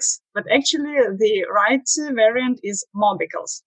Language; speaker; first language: English; non-native, learner; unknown